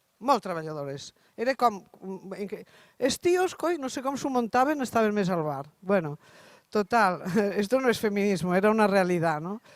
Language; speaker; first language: Catalan; native; Catalan